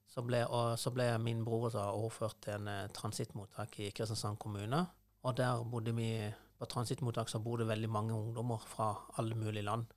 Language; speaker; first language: Norwegian; non-native, fluent; Persian